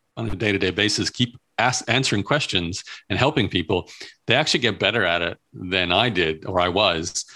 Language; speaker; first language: English; native; English